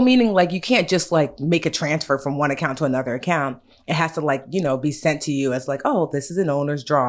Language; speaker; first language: English; native; English